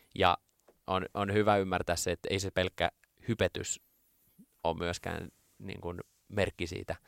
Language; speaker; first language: Finnish; native; Finnish